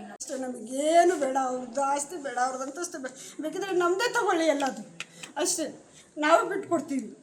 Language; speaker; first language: Kannada; non-native, local second language; Lambadi